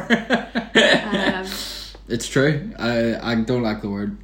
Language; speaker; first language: English; native; English